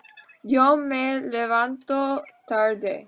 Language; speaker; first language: Spanish; non-native, learner; English